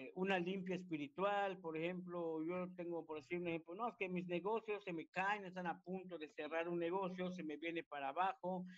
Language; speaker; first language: Spanish; native; Spanish